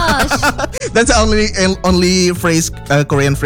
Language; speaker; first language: English; non-native, fluent; Indonesian